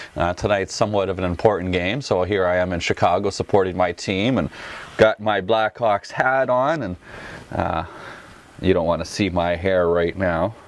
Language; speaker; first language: English; native; English